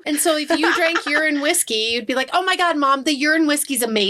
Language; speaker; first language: English; native; English